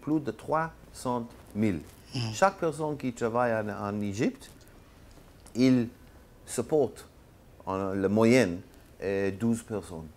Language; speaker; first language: French; non-native, learner; Hebrew